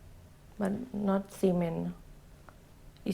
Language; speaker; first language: English; non-native, learner; Thai